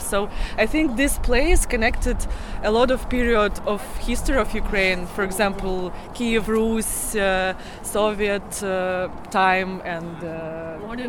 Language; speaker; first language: English; non-native, learner; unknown